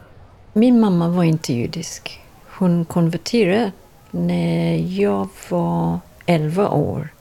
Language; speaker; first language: Swedish; non-native, fluent; English